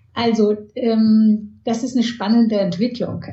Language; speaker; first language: German; early bilingual, heritage; German